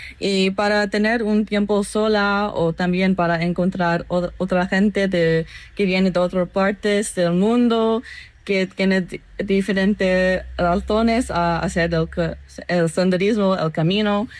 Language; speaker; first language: Spanish; non-native, fluent; English